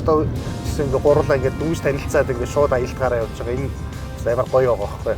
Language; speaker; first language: Mongolian; native; Mongolian